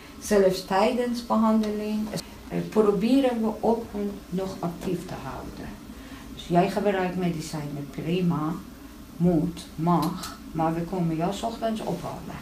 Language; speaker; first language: Dutch; non-native, fluent; Persian